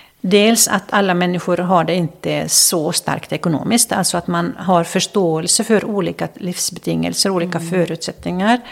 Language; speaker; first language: Swedish; non-native, local second language; Finnish